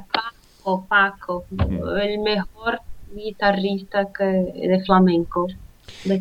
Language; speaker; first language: Spanish; non-native, fluent; Portuguese